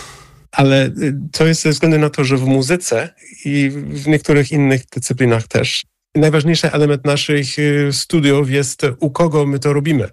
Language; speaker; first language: Polish; non-native, fluent; English